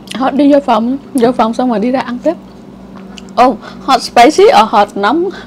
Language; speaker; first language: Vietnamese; non-native, local second language; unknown